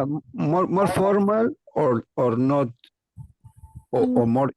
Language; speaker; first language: English; non-native, learner; Spanish